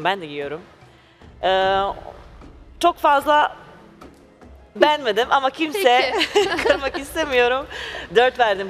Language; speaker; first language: Turkish; non-native, fluent; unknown